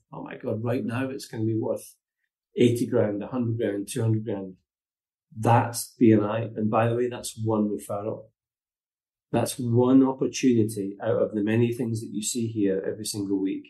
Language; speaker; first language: English; native; English